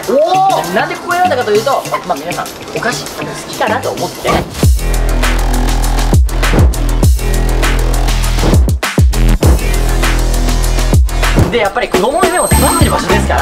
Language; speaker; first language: Japanese; native; Japanese